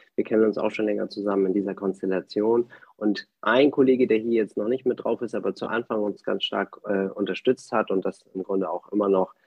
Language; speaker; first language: German; non-native, fluent; Spanish